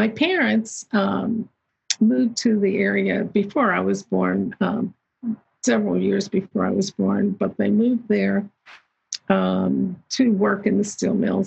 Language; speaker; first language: English; native; English